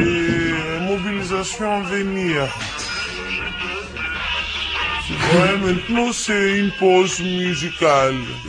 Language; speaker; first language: French; non-native, fluent; Greek